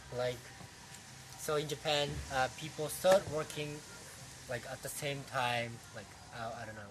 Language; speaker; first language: English; non-native, fluent; Japanese